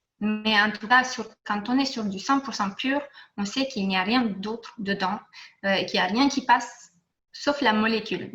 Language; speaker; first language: French; non-native, fluent; Romanian